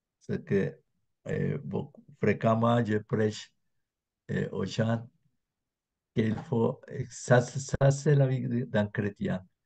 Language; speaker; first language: French; non-native, fluent; Spanish